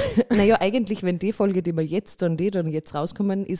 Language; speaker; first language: German; native; German